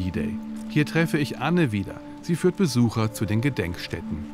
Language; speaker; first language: German; native; German